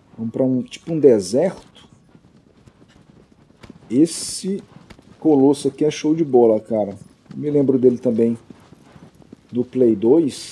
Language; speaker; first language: Portuguese; native; Portuguese